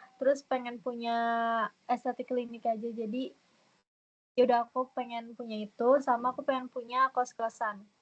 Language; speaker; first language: Indonesian; native; Indonesian